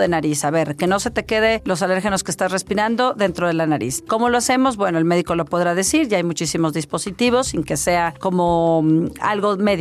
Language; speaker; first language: Spanish; native; Spanish